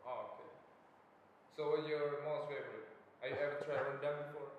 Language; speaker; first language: English; non-native, learner; Indonesian